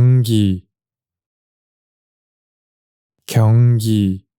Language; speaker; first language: Korean; native; Korean